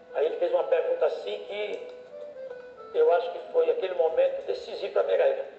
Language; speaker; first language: Portuguese; native; Portuguese